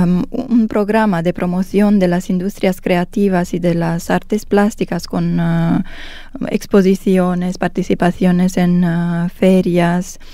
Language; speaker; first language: Spanish; non-native, fluent; Romanian